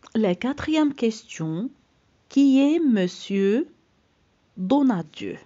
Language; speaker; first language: French; non-native, local second language; Arabic